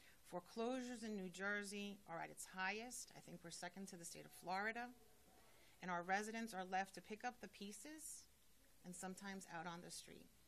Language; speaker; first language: English; early bilingual, other home language; Spanish